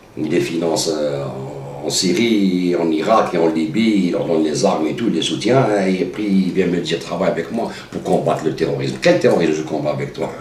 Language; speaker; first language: French; non-native, local second language; Arabic